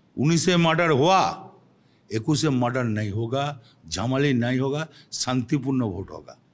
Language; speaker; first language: Hindi; non-native, local second language; Bangla